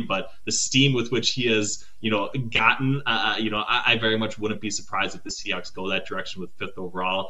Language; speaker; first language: English; native; English